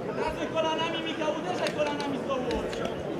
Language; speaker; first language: Polish; native; Polish